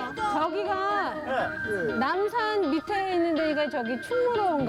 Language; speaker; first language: Korean; native; Korean